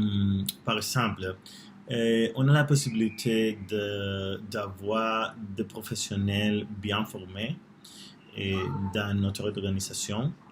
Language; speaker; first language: French; non-native, learner; Spanish